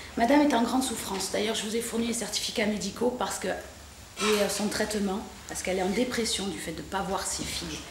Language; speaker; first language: French; native; French